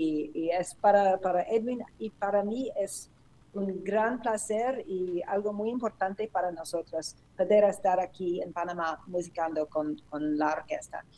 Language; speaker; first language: Spanish; non-native, fluent; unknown